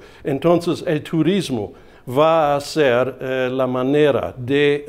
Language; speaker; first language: Spanish; non-native, fluent; German